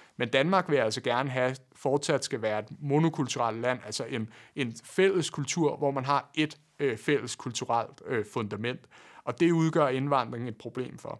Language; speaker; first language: Danish; native; Danish